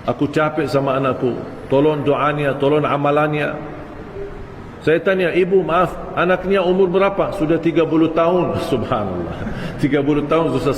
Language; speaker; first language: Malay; non-native, fluent; Arabic